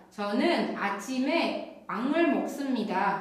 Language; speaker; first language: Korean; non-native, fluent; Indonesian